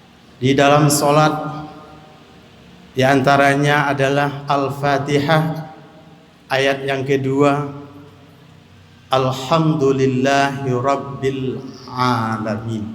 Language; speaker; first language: Indonesian; native; Indonesian